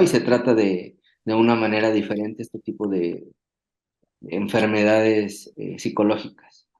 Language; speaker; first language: Spanish; native; Spanish